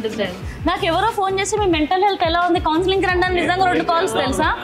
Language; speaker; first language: Telugu; native; Telugu